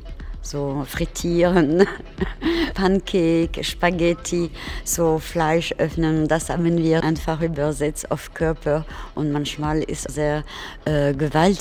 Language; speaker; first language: German; non-native, fluent; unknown